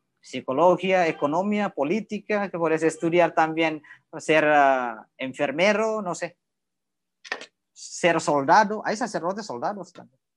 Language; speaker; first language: Spanish; non-native, learner; Indonesian